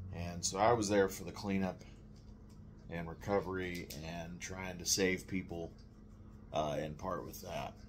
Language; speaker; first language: English; native; English